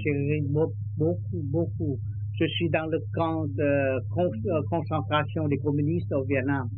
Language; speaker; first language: French; non-native, learner; Vietnamese